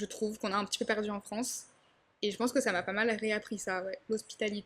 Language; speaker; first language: French; native; French